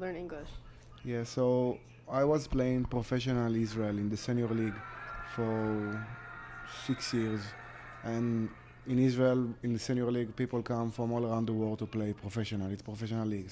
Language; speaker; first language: English; non-native, learner; Hebrew